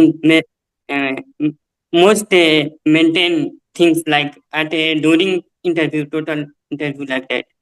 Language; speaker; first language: English; non-native, learner; Hindi